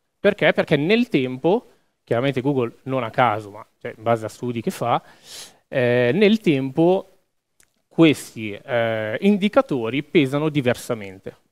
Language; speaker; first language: Italian; native; Italian